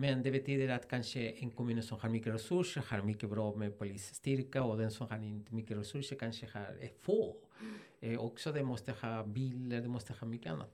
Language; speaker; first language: Swedish; non-native, fluent; Spanish